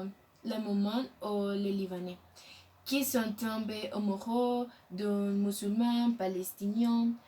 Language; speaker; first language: French; non-native, learner; Spanish